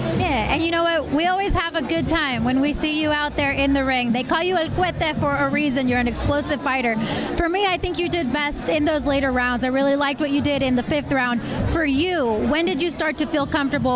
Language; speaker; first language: English; early bilingual, other home language; Spanish